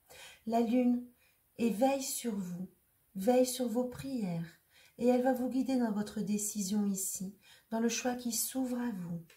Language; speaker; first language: French; native; French